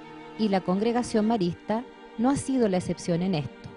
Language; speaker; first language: Spanish; native; Spanish